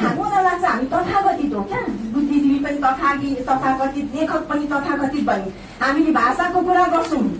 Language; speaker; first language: Nepali; native; Nepali